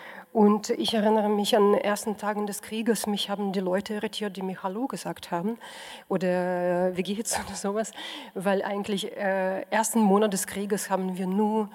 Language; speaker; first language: German; non-native, fluent; Russian